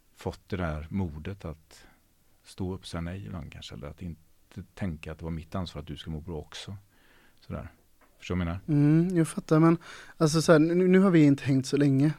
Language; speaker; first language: Swedish; native; Swedish